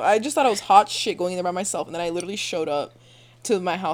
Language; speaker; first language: English; early bilingual, other home language; Spanish